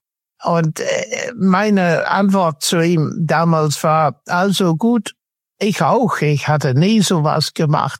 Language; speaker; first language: German; non-native, fluent; English